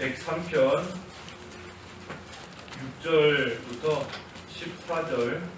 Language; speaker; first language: Korean; native; Korean